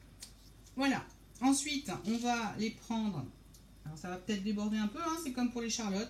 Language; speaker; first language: French; native; French